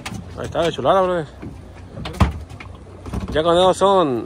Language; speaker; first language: Spanish; native; Spanish